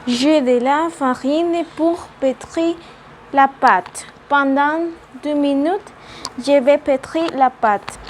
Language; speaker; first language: French; non-native, learner; Spanish